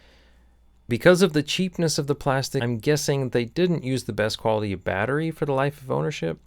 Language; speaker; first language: English; native; English